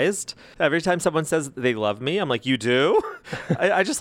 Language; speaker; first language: English; early bilingual, other home language; Spanish